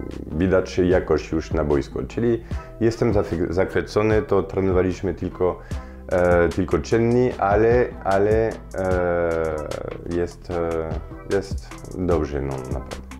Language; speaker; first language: Polish; non-native, fluent; French